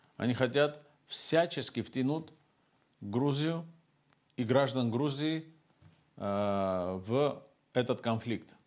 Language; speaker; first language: Russian; non-native, local second language; Georgian